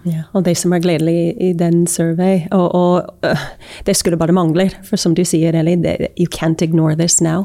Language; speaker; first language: Norwegian; non-native, fluent; English